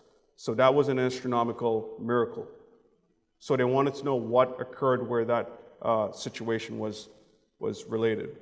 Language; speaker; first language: English; native; English